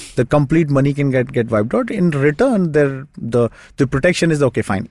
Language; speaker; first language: English; non-native, local second language; Kannada